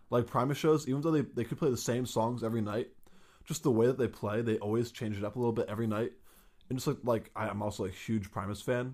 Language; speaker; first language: English; native; English